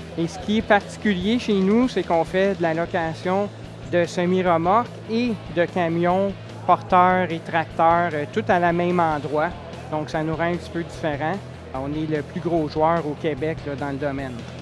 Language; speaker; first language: French; native; French